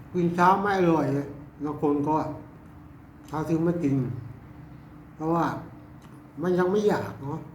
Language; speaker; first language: Thai; non-native, local second language; Lao